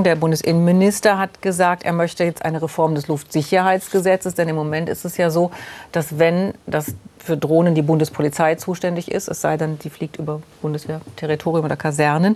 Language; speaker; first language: German; native; German